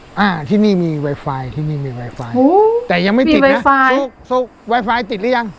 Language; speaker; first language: Thai; native; Thai